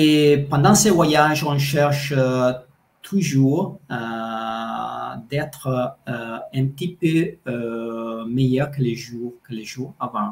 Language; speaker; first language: French; non-native, fluent; Italian